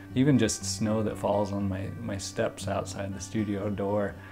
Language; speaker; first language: English; native; English